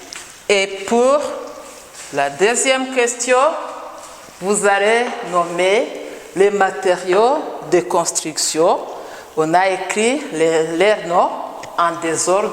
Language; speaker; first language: French; non-native, local second language; Kinyarwanda